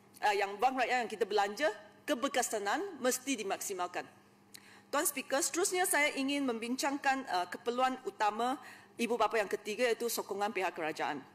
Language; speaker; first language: Malay; non-native, local second language; Chinese